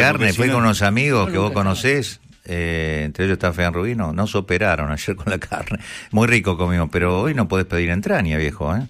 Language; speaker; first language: Spanish; native; Spanish